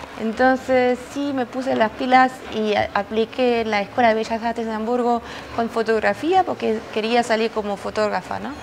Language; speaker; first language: Spanish; non-native, fluent; German